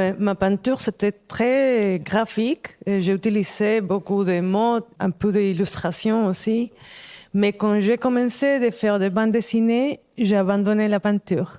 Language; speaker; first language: French; non-native, fluent; Spanish